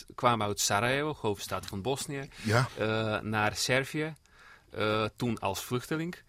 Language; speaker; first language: Dutch; non-native, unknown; Serbian